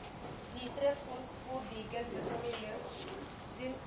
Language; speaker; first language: German; non-native, learner; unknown